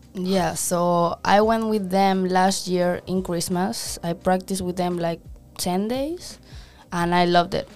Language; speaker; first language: English; non-native, fluent; Spanish